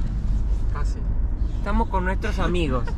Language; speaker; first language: Spanish; native; Spanish